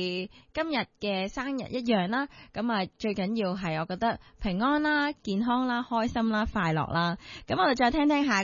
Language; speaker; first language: Cantonese; native; Cantonese